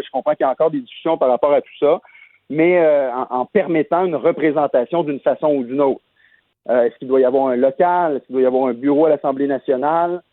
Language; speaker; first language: French; native; French